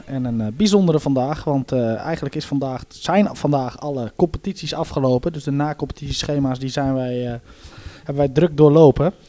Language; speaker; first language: Dutch; native; Dutch